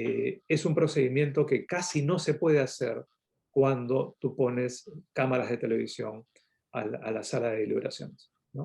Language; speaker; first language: Spanish; native; Spanish